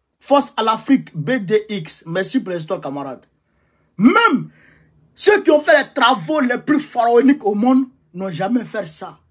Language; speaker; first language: French; non-native, local second language; Bambara